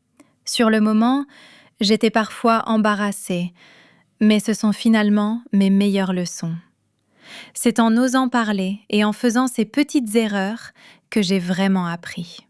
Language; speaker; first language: French; non-native, fluent; English